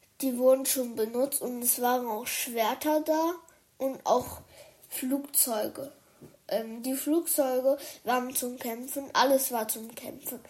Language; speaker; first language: German; early bilingual, other home language; Chinese